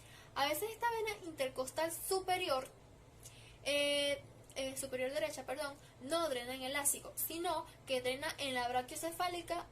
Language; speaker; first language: Spanish; native; Spanish